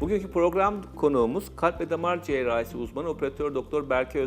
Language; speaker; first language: Turkish; native; Turkish